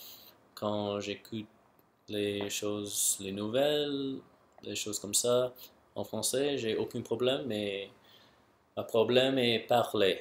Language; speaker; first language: French; non-native, local second language; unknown